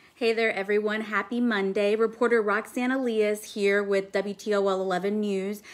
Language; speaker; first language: English; early bilingual, other home language; Spanish